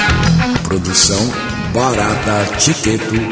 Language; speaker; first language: Portuguese; native; Portuguese